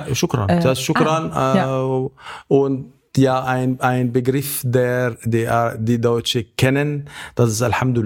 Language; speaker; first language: German; non-native, learner; Arabic